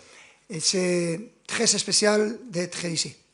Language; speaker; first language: French; non-native, fluent; Spanish